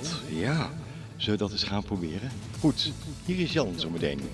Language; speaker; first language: Dutch; native; Dutch